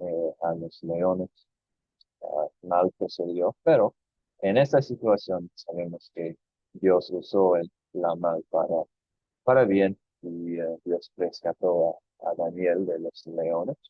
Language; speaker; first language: Spanish; non-native, fluent; English